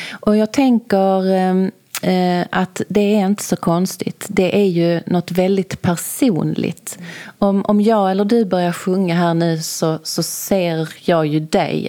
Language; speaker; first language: Swedish; native; Swedish